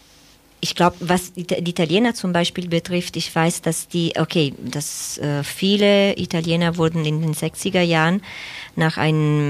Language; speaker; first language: German; non-native, fluent; Italian